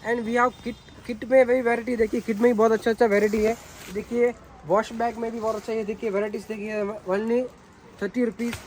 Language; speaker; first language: Hindi; non-native, local second language; Kannada